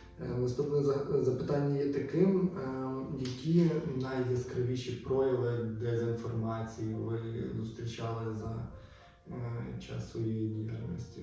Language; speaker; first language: Ukrainian; native; Ukrainian